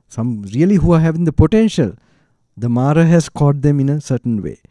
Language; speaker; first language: English; non-native, local second language; Sinhala